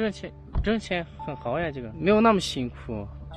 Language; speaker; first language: Chinese; non-native, local second language; Uyghur